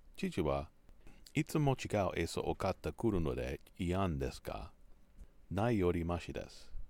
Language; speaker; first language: Japanese; non-native, learner; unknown